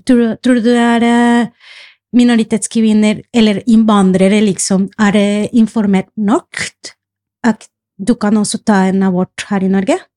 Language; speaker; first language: Norwegian; non-native, fluent; Spanish